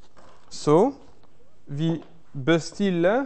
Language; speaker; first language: Norwegian; non-native, fluent; French